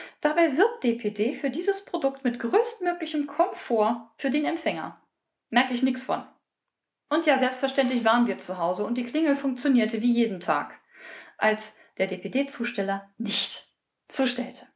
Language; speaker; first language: German; native; German